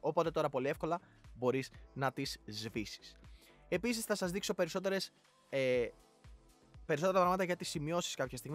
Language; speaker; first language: Greek; native; Greek